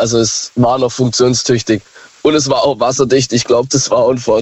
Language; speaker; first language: German; native; German